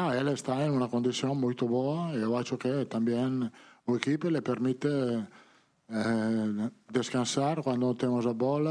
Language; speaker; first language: Portuguese; non-native, learner; Italian